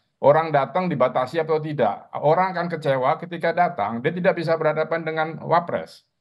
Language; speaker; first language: Indonesian; native; Indonesian